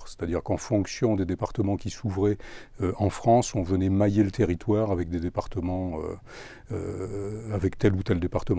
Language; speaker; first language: French; native; French